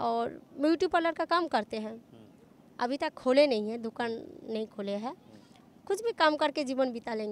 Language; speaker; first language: Hindi; non-native, local second language; Bangla